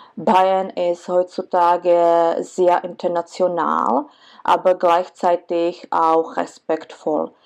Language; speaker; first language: German; non-native, fluent; Czech